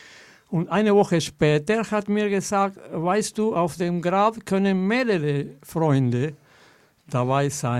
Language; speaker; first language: German; non-native, fluent; Spanish